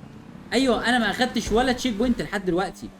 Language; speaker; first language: Arabic; native; Arabic